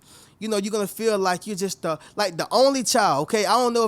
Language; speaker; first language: English; native; English